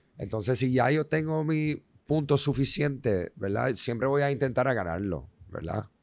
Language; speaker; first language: Spanish; non-native, fluent; Dutch